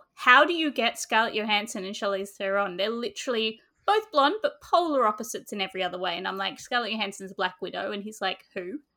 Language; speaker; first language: English; native; English